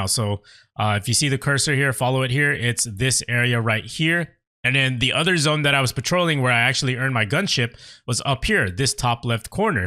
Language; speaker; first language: English; native; English